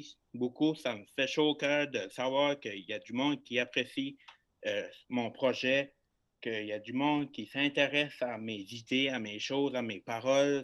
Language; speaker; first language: French; native; French